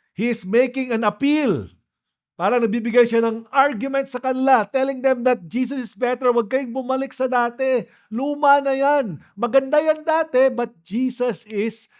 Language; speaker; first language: Filipino; non-native, local second language; Cebuano